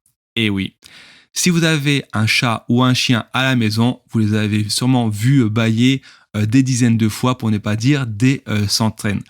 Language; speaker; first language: French; native; French